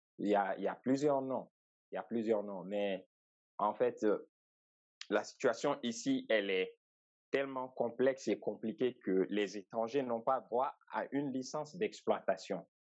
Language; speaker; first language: French; non-native, local second language; Bambara